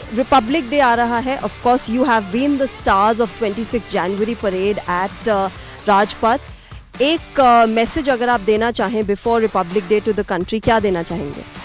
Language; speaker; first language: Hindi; native; Hindi